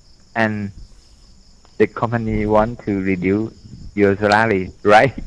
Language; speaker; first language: English; non-native, learner; Thai